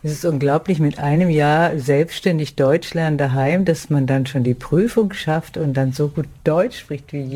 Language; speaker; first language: German; native; German